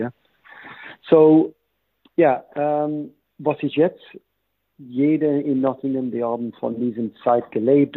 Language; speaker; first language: German; non-native, fluent; English